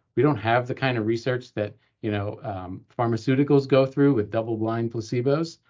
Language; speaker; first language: English; native; English